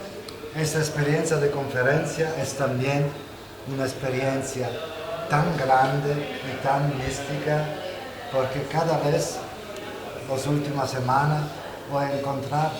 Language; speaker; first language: Spanish; non-native, fluent; Italian